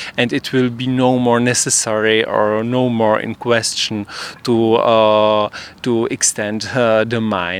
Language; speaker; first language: English; non-native, fluent; Czech